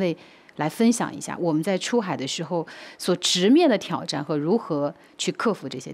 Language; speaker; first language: Chinese; native; Chinese